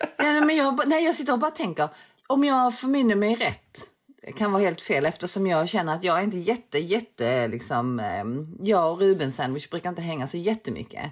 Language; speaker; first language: Swedish; early bilingual, other home language; Korean